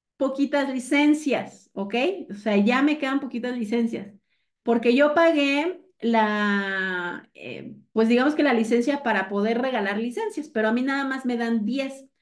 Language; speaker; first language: Spanish; native; Spanish